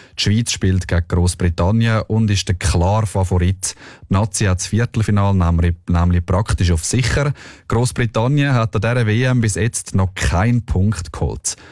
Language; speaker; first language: German; native; German